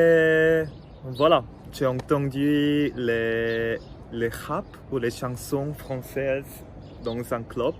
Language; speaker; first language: French; non-native, fluent; Korean